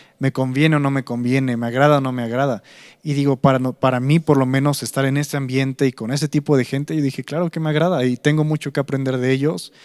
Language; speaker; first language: Spanish; native; Spanish